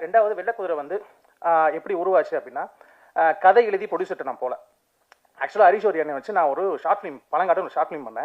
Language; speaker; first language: Tamil; native; Tamil